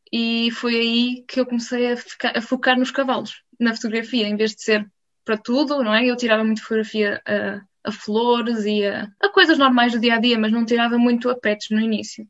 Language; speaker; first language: Portuguese; early bilingual, heritage; Portuguese